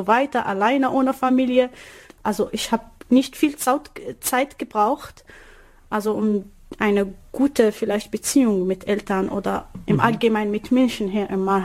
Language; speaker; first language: German; non-native, learner; Arabic